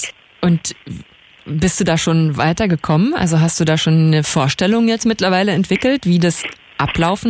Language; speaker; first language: German; native; German